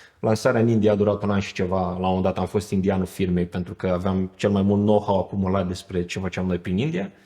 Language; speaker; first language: Romanian; native; Romanian